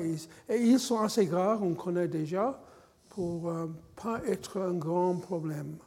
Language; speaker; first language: French; non-native, fluent; English